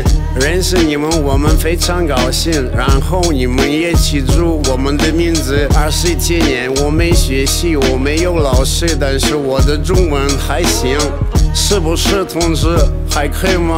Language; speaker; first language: Chinese; non-native, learner; Russian